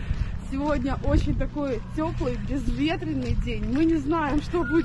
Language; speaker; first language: Russian; native; Russian